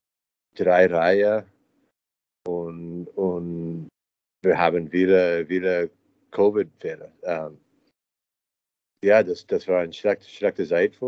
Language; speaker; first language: German; non-native, learner; English